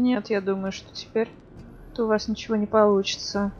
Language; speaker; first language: Russian; native; Russian